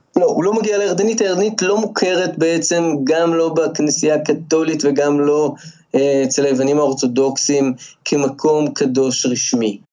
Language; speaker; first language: Hebrew; native; Hebrew